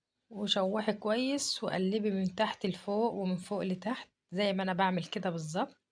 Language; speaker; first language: Arabic; native; Arabic